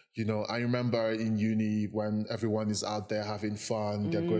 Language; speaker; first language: English; non-native, local second language; Igbo